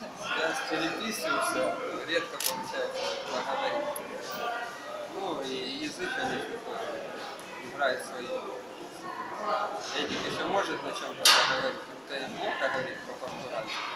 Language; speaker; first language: Russian; native; Russian